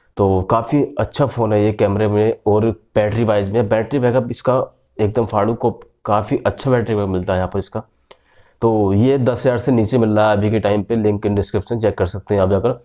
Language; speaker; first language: Hindi; native; Hindi